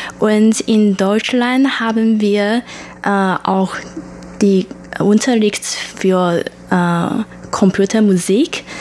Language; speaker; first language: German; non-native, learner; Chinese